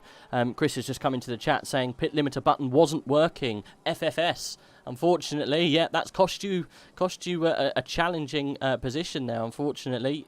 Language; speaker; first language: English; native; English